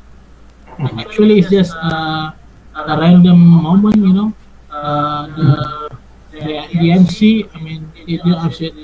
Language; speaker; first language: English; non-native, fluent; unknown